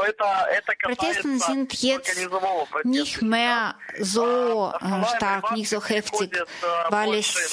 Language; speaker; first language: German; non-native, fluent; Russian